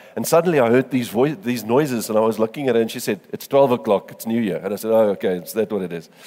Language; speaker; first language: English; non-native, local second language; Afrikaans